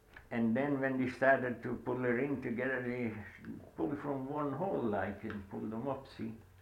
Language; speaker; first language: English; non-native, fluent; Swedish